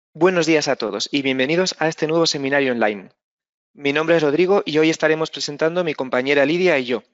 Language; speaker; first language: Spanish; native; Spanish